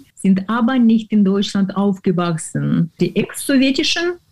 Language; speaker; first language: German; non-native, fluent; Ukrainian